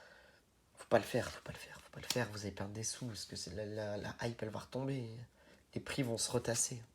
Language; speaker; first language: French; native; French